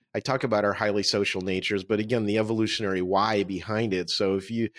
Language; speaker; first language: English; non-native, fluent; Russian